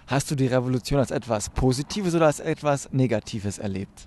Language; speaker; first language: German; native; German